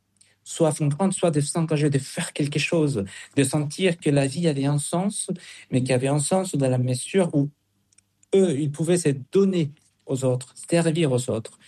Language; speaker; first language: French; non-native, fluent; Spanish